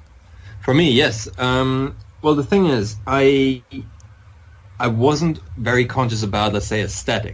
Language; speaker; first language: English; non-native, fluent; German